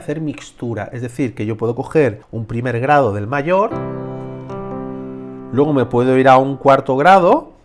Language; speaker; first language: Spanish; native; Spanish